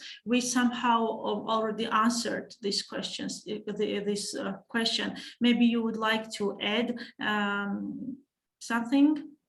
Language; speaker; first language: English; non-native, fluent; Georgian